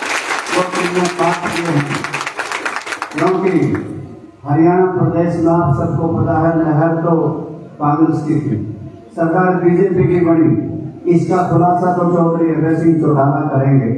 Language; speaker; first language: Hindi; native; Hindi